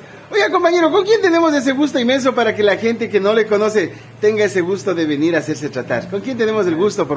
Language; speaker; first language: Spanish; native; Spanish